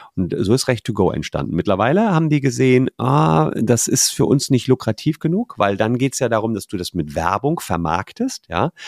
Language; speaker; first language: German; native; German